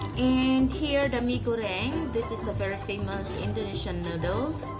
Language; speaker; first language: English; non-native, local second language; Cebuano